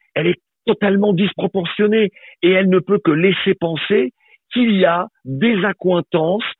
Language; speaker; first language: French; native; French